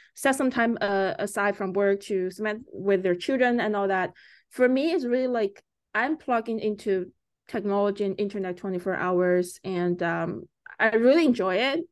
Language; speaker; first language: English; early bilingual, other home language; Chinese